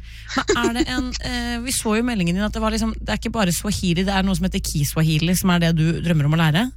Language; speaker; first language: Norwegian; native; Norwegian